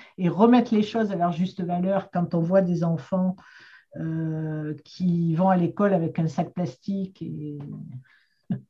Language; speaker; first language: French; native; French